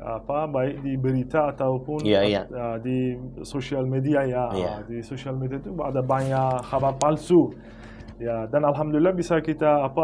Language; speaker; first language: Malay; non-native, fluent; Persian